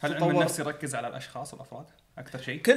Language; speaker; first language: Arabic; native; Arabic